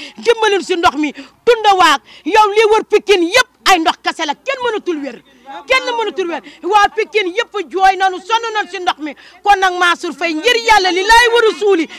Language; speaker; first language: Wolof; native; Wolof